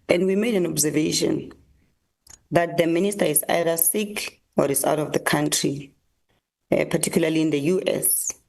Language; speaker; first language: English; non-native, local second language; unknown